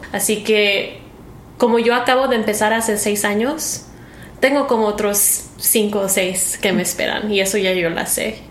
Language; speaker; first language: Spanish; early bilingual, heritage; Spanish